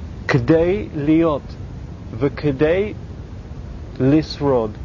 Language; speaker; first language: Hebrew; non-native, fluent; English